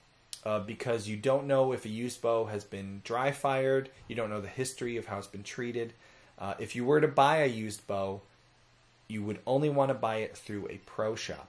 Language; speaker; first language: English; native; English